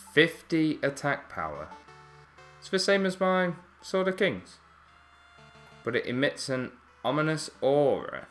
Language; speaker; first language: English; native; English